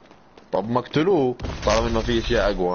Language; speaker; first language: Arabic; native; Arabic